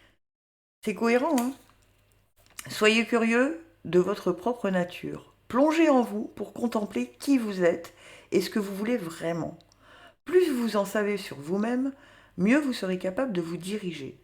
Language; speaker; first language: French; native; French